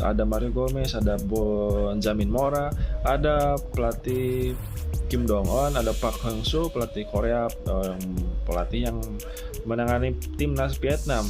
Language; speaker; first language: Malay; non-native, local second language; Sundanese